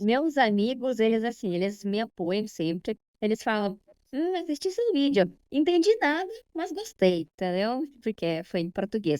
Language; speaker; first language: Portuguese; non-native, fluent; Russian